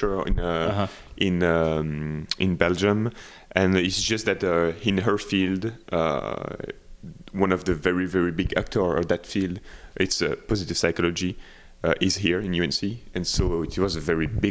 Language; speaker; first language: English; non-native, fluent; French